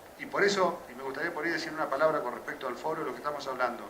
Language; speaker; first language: Spanish; native; Spanish